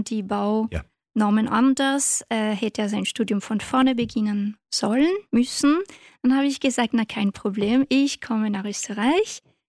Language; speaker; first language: German; non-native, fluent; French